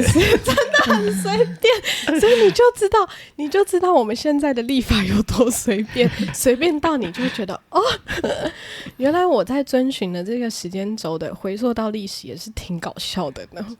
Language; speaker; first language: Chinese; native; Chinese